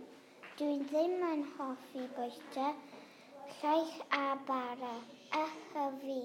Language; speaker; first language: Welsh; non-native, learner; English